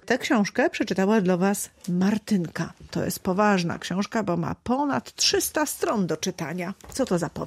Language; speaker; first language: Polish; native; Polish